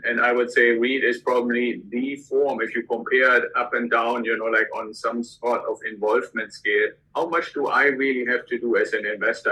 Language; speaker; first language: English; non-native, fluent; German